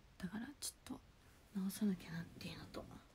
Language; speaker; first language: Japanese; native; Japanese